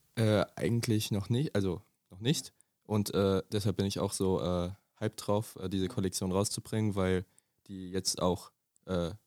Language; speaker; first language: German; native; German